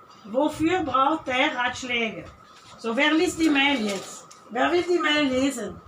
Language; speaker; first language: German; non-native, fluent; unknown